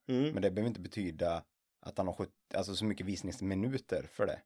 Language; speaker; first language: Swedish; native; Swedish